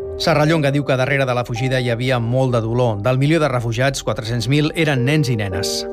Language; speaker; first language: Catalan; native; Catalan